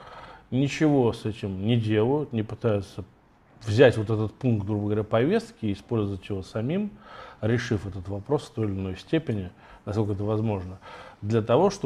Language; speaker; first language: Russian; native; Russian